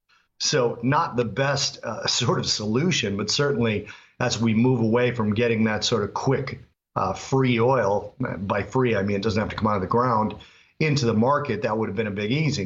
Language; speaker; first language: English; native; English